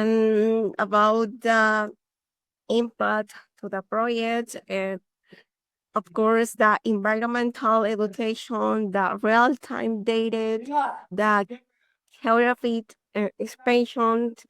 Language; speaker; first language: English; non-native, learner; Spanish